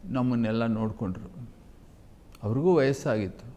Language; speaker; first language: Kannada; native; Kannada